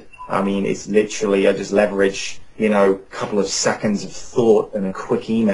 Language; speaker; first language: English; native; English